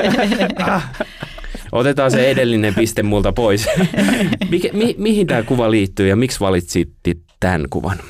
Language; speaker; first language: Finnish; native; Finnish